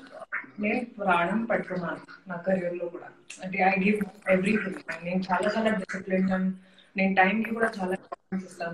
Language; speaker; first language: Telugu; non-native, fluent; Hindi